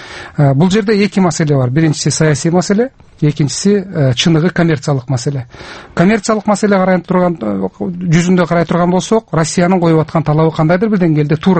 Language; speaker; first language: Kyrgyz; native; Kyrgyz